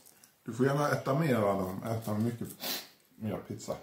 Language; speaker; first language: Swedish; early bilingual, other home language; Bangla